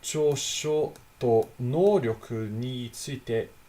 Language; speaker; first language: Japanese; non-native, learner; Italian